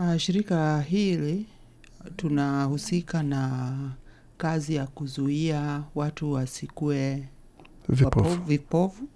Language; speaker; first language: Swahili; non-native, local second language; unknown